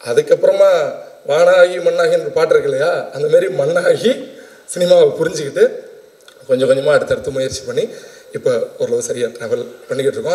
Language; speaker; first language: Tamil; native; Tamil